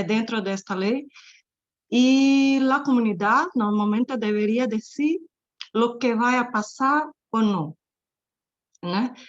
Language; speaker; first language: Spanish; non-native, fluent; Portuguese